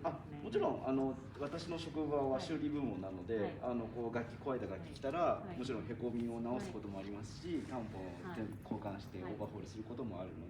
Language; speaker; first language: Japanese; native; Japanese